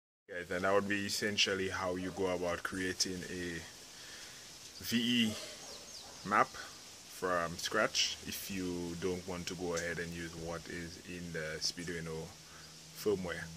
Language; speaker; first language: English; native; English